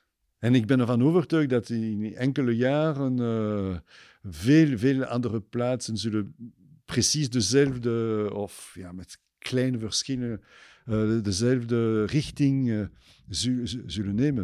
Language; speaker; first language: Dutch; non-native, fluent; French